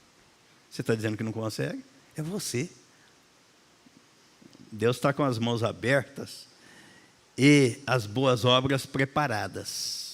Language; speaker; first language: Portuguese; native; Portuguese